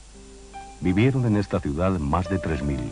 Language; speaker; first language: Spanish; native; Spanish